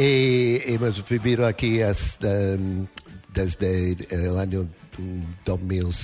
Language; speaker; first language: Spanish; non-native, learner; English